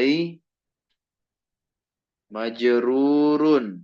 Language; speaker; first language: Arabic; non-native, fluent; Indonesian